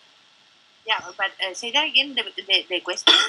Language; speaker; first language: English; non-native, learner; Spanish